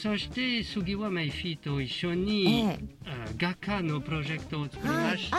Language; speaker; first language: Japanese; non-native, fluent; French